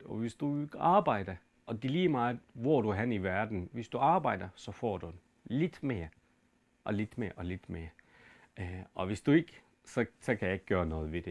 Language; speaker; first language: Danish; non-native, fluent; Turkish